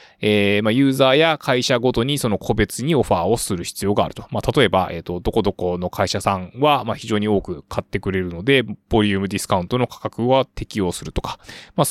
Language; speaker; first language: Japanese; native; Japanese